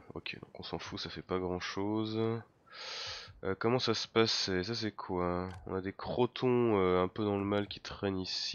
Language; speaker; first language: French; native; French